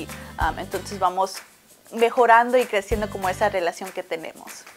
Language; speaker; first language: Spanish; early bilingual, heritage; Spanish